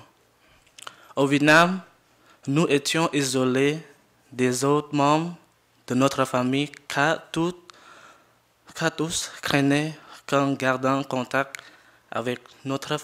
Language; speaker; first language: French; non-native, learner; Jarai